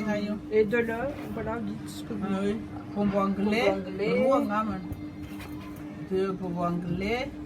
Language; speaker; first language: French; non-native, local second language; Malagasy